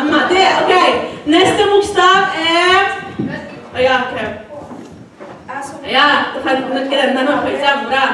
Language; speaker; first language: Norwegian; non-native, fluent; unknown